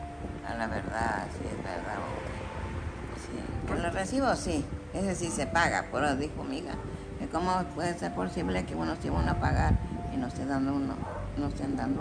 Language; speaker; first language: Spanish; native; Spanish